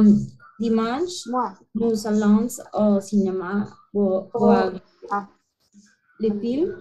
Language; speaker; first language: French; non-native, learner; Spanish